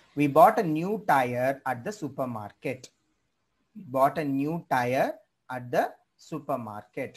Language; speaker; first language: English; non-native, local second language; Tamil